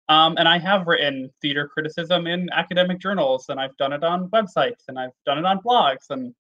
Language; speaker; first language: English; native; English